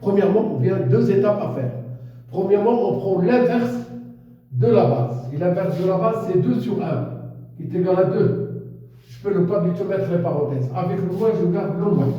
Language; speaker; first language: French; non-native, local second language; Arabic